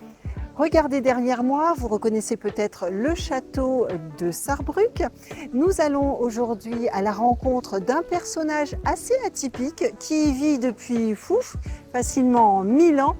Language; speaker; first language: French; native; French